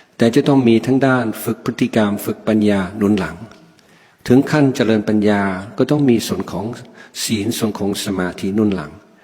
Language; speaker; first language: Thai; non-native, fluent; English